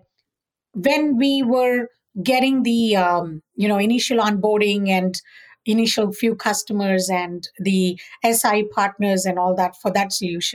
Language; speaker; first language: English; non-native, local second language; Tamil